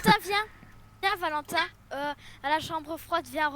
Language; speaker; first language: French; native; French